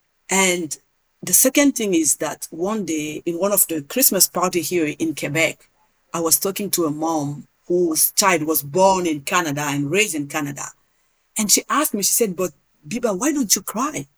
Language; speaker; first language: English; non-native, fluent; Hausa